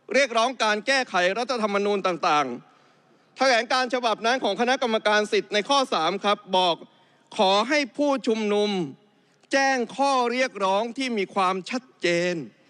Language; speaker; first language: Thai; native; Thai